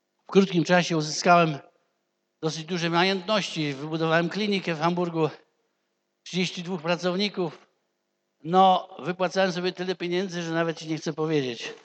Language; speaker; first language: Polish; native; Polish